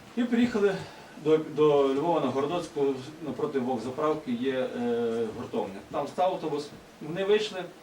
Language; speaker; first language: Ukrainian; native; Ukrainian